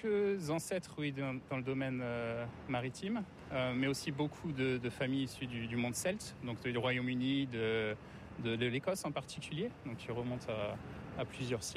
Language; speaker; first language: French; native; French